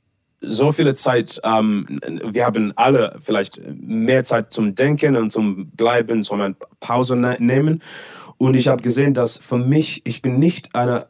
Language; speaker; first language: German; non-native, learner; English